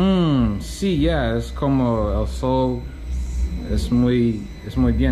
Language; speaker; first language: Spanish; non-native, learner; English